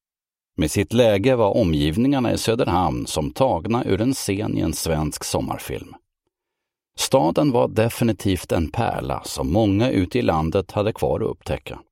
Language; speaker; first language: Swedish; native; Swedish